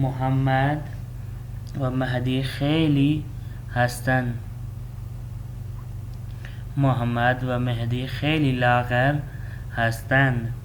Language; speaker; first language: Persian; non-native, fluent; Urdu